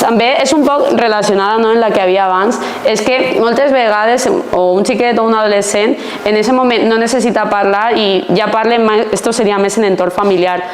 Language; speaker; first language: Catalan; non-native, local second language; Spanish